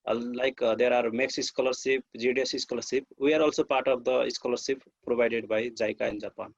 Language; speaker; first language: English; non-native, fluent; Nepali